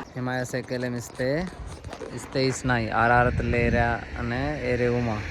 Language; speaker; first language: Armenian; non-native, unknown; Hindi